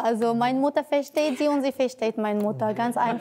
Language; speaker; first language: German; non-native, learner; Arabic